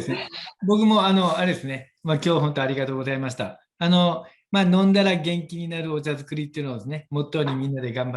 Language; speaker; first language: Japanese; native; Japanese